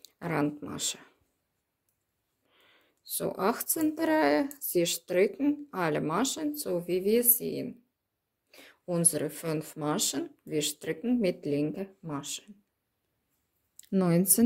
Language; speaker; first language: German; non-native, learner; Russian